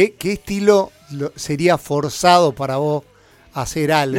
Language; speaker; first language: Spanish; native; Spanish